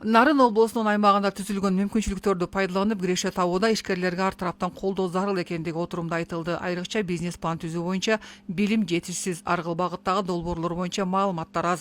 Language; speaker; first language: Kyrgyz; native; Kyrgyz